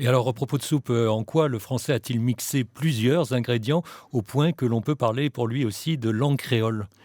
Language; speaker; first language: French; native; French